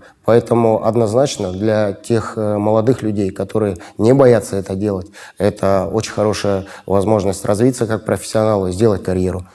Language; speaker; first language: Russian; native; Russian